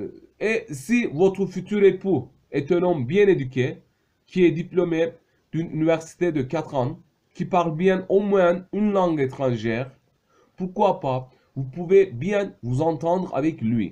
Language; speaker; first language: French; non-native, fluent; Turkish